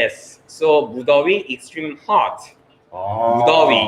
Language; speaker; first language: English; non-native, learner; Korean